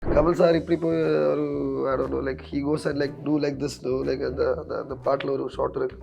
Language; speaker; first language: Tamil; non-native, learner; Malayalam